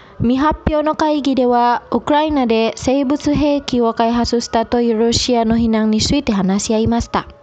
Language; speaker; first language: Japanese; non-native, fluent; Indonesian